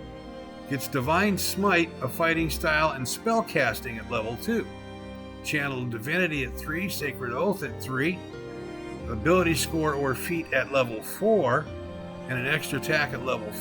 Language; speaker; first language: English; native; English